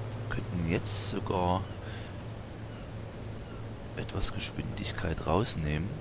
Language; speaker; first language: German; native; German